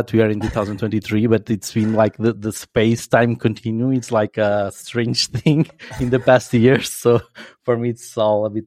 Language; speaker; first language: English; non-native, fluent; Portuguese